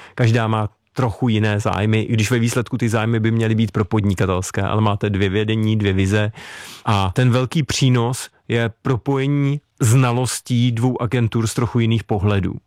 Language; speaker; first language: Czech; native; Czech